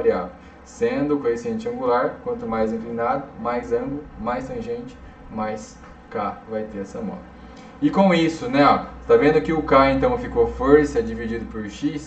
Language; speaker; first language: Portuguese; native; Portuguese